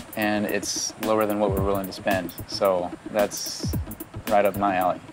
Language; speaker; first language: English; native; English